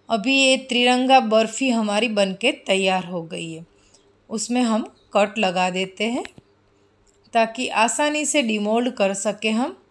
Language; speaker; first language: Hindi; non-native, local second language; Gujarati